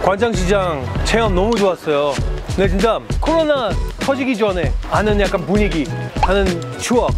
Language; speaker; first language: Korean; non-native, fluent; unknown